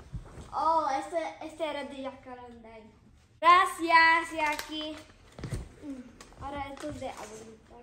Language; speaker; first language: Spanish; early bilingual, other home language; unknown